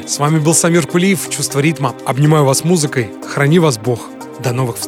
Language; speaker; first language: Russian; native; Russian